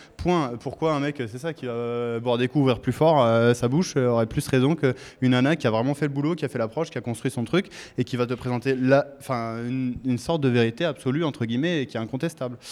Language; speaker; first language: French; native; French